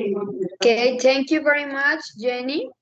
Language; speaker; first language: English; non-native, learner; Spanish